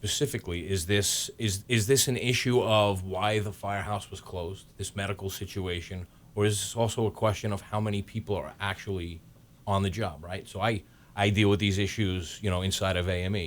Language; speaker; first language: English; native; English